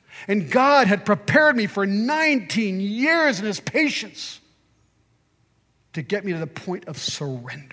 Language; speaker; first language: English; early bilingual, other home language; French